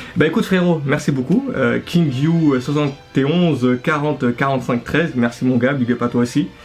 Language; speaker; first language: French; early bilingual, other home language; Arabic